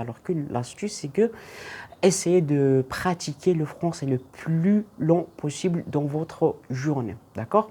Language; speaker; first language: French; non-native, local second language; Arabic